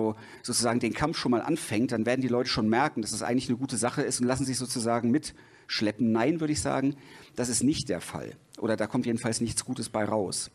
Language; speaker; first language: German; native; German